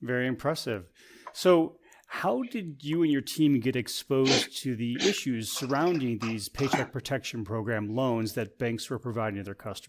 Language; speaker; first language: English; native; English